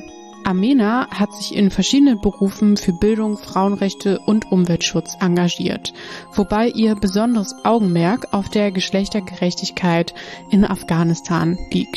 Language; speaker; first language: German; native; German